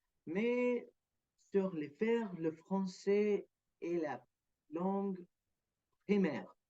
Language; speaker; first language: French; non-native, learner; Arabic